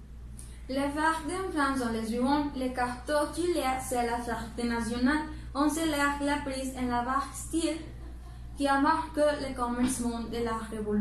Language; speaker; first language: French; non-native, learner; Spanish